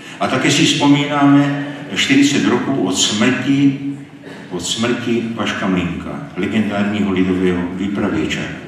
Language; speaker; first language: Czech; native; Czech